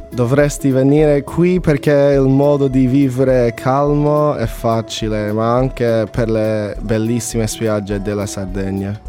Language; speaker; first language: Italian; non-native, learner; English